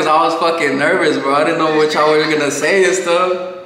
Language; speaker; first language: English; early bilingual, other home language; Spanish